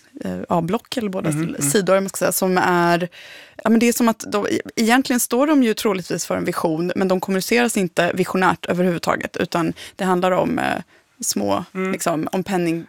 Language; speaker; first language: Swedish; native; Swedish